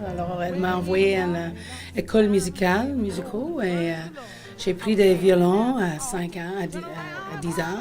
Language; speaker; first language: French; non-native, fluent; English